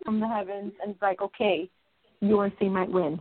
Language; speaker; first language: English; early bilingual, other home language; Spanish